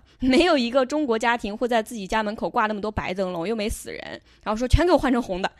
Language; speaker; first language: Chinese; native; Chinese